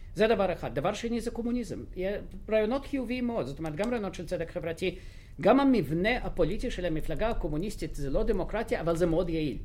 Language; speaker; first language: Hebrew; non-native, fluent; Russian